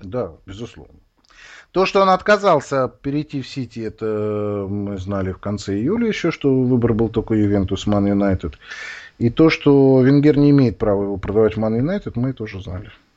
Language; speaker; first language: Russian; native; Russian